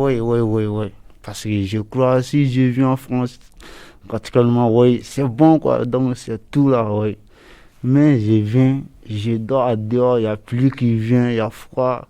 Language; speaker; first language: French; non-native, learner; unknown